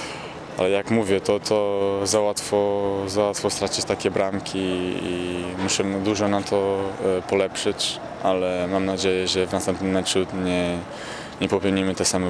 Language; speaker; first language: Polish; non-native, fluent; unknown